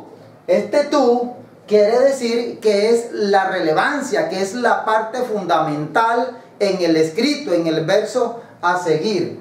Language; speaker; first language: Spanish; native; Spanish